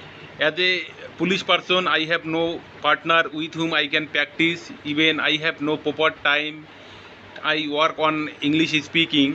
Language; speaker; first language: English; non-native, learner; Bangla